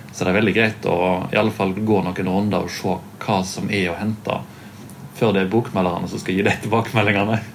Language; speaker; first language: Norwegian; native; Norwegian